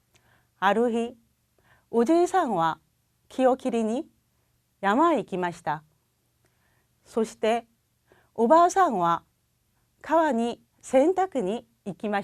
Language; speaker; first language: Japanese; non-native, fluent; Korean